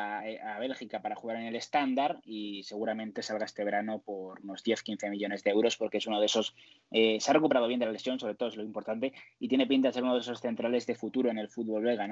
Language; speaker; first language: Spanish; native; Spanish